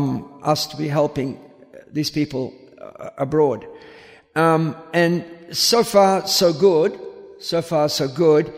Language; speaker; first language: English; native; English